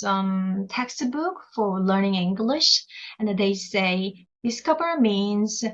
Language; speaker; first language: English; non-native, learner; Korean